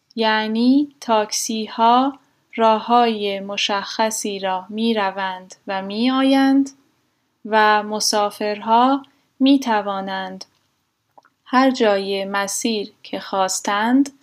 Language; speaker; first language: Persian; non-native, fluent; German